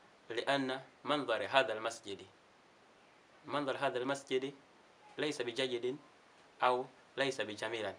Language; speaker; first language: Arabic; non-native, learner; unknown